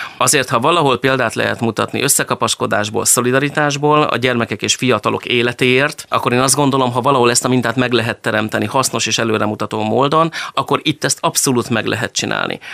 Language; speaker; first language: Hungarian; native; Hungarian